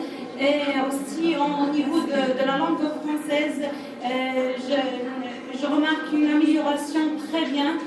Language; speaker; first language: French; non-native, learner; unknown